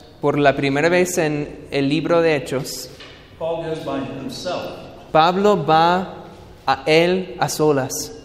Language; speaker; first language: Spanish; non-native, learner; English